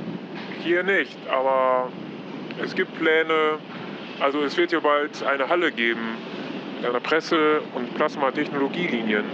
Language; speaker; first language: German; non-native, fluent; Polish